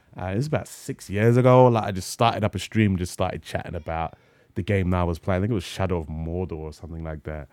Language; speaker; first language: English; native; English